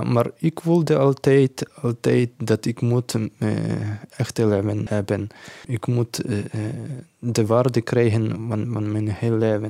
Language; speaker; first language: Dutch; non-native, learner; Ukrainian